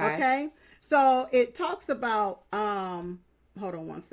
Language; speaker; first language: English; native; English